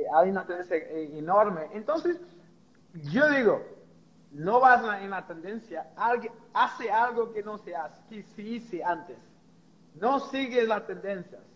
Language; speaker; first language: Spanish; non-native, fluent; Portuguese